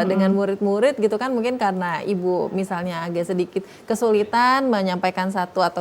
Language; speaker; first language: Indonesian; native; Indonesian